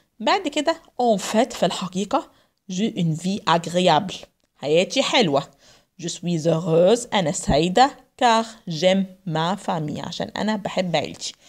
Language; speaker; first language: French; non-native, fluent; Arabic